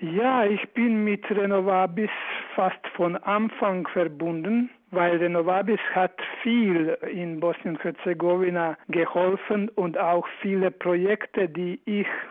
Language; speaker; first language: German; non-native, fluent; Croatian